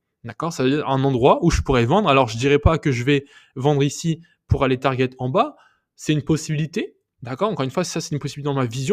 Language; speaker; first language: French; native; French